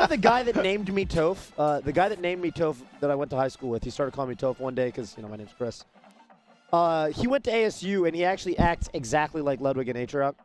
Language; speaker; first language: English; native; English